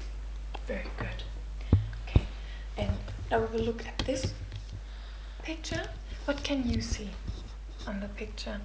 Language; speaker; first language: English; non-native, fluent; German